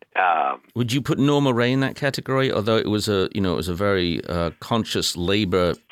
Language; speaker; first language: English; native; English